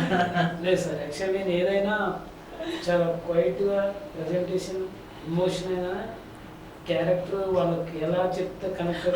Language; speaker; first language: Telugu; native; Telugu